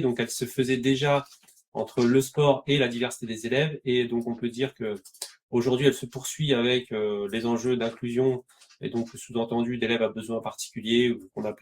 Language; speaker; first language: French; native; French